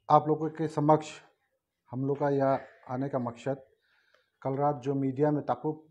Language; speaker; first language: Hindi; non-native, local second language; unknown